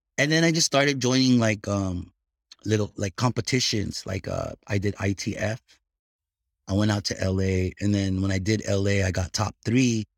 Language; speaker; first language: English; early bilingual, other home language; Filipino